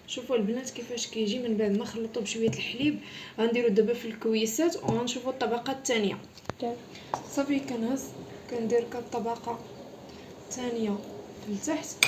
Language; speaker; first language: Arabic; native; Arabic